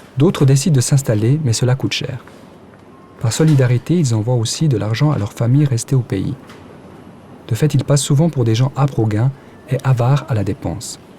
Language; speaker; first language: French; early bilingual, other home language; Italian